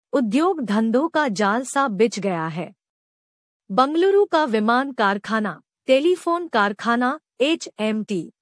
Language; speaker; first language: Hindi; native; Hindi